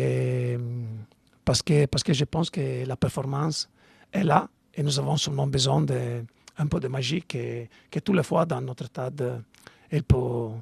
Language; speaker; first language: French; non-native, learner; Italian